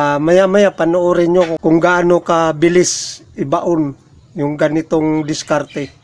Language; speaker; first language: Filipino; non-native, local second language; Cebuano